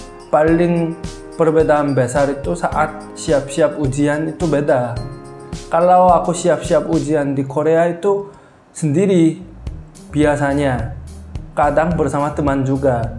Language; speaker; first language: Indonesian; non-native, fluent; Korean